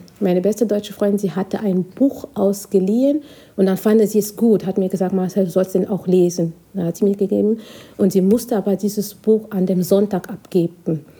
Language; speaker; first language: German; non-native, fluent; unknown